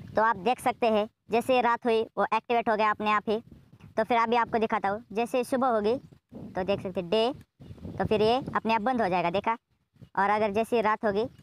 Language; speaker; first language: Hindi; native; Hindi